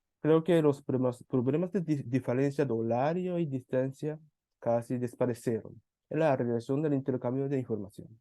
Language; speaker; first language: Spanish; non-native, fluent; Japanese